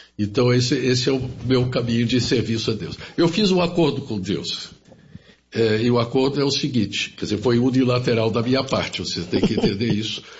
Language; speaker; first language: Portuguese; early bilingual, other home language; German